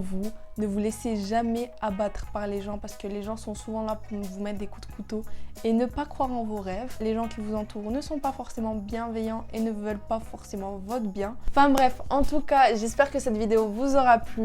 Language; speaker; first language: French; native; French